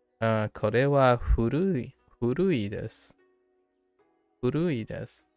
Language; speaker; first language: Japanese; non-native, learner; English